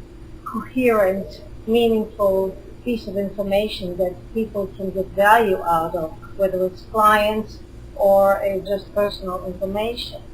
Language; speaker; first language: English; non-native, fluent; Hebrew